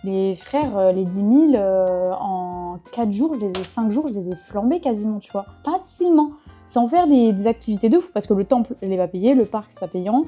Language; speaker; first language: French; native; French